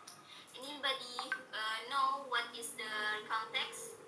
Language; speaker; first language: English; non-native, learner; Indonesian